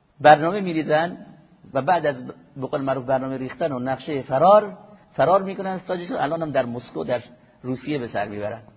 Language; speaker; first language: Persian; native; Persian